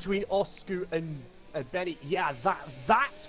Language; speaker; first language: English; native; English